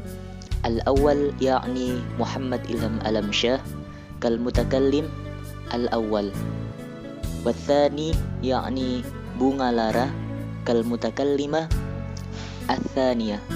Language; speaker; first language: Arabic; non-native, learner; Indonesian